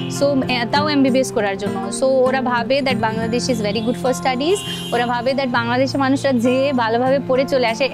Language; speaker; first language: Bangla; non-native, fluent; Nepali